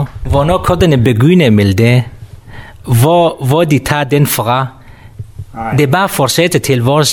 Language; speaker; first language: Danish; non-native, learner; Kurdish